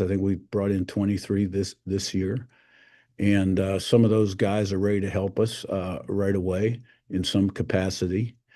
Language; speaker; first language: English; native; English